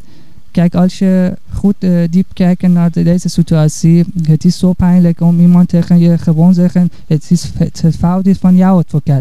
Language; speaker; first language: Dutch; non-native, learner; Persian